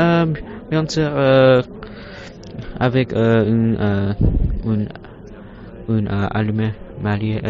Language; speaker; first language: French; non-native, learner; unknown